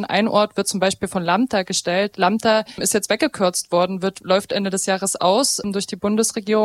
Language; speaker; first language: German; native; German